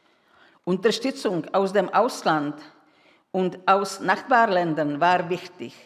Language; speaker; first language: German; non-native, fluent; Czech